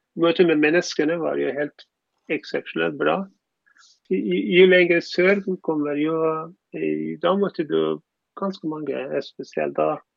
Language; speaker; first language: Norwegian; non-native, fluent; Persian